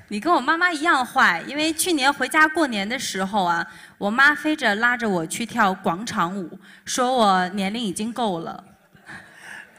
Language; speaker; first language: Chinese; native; Chinese